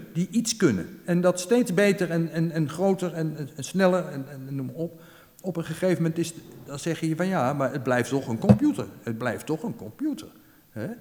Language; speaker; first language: Dutch; native; Dutch